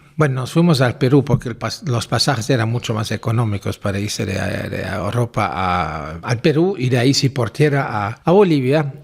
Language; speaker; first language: Spanish; non-native, fluent; German